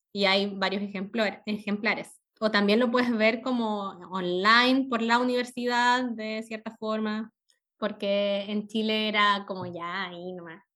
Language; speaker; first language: Spanish; native; Spanish